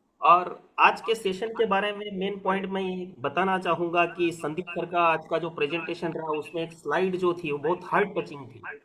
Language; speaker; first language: Hindi; non-native, local second language; Marathi